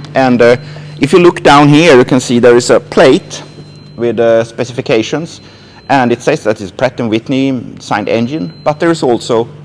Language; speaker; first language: English; non-native, fluent; Swedish